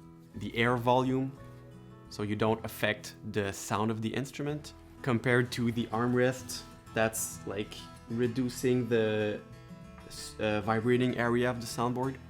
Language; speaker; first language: English; non-native, local second language; French